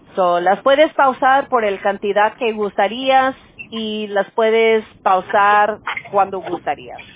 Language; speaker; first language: Spanish; early bilingual, heritage; Spanish